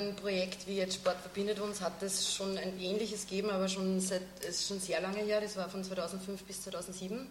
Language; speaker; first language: German; native; German